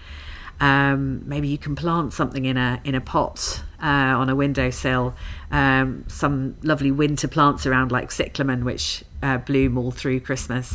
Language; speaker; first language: English; native; English